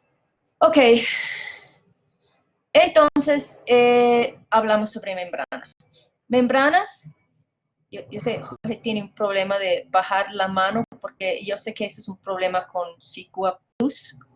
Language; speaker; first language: Spanish; non-native, fluent; English